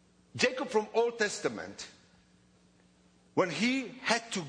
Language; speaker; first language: English; non-native, fluent; Polish